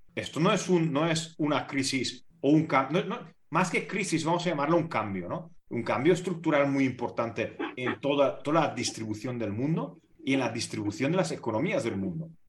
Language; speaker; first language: Spanish; non-native, fluent; Hungarian